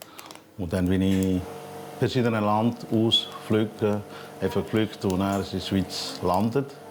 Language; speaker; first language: German; non-native, learner; Tamil